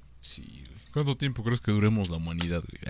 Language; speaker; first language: Spanish; native; Spanish